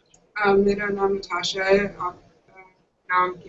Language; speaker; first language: Hindi; non-native, learner; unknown